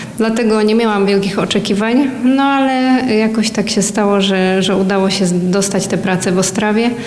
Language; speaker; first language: Polish; native; Polish